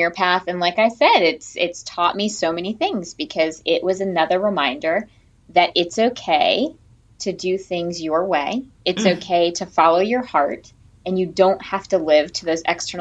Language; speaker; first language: English; native; English